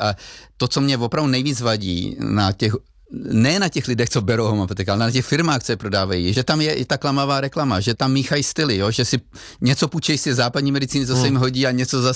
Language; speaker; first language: Czech; native; Czech